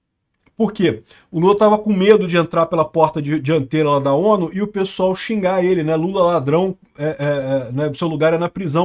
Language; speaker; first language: Portuguese; native; Portuguese